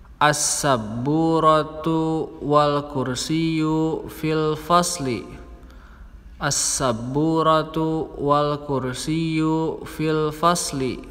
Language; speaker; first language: Arabic; non-native, fluent; Indonesian